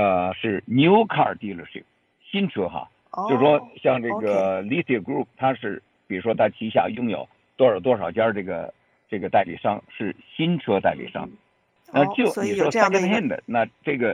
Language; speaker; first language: Chinese; native; Chinese